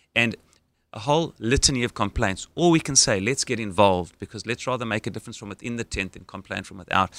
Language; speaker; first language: English; native; English